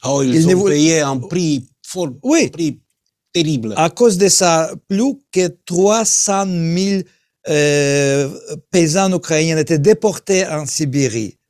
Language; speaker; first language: French; non-native, learner; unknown